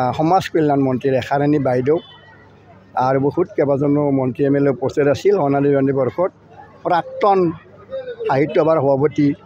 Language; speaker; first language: Assamese; native; Assamese